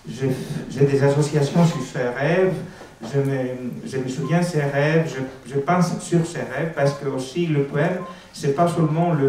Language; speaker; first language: French; non-native, fluent; Greek